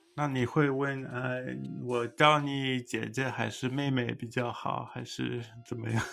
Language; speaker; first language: Chinese; early bilingual, heritage; Chinese